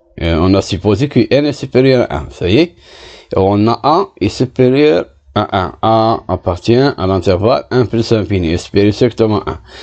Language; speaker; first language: French; non-native, local second language; Arabic